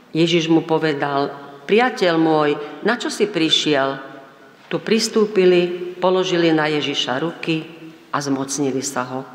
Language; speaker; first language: Slovak; native; Slovak